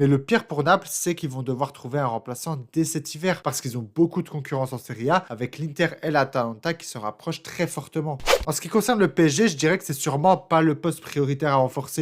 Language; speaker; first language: French; native; French